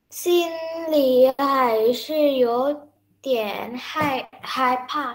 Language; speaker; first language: Chinese; non-native, learner; Indonesian